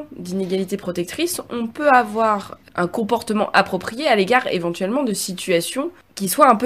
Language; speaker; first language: French; native; French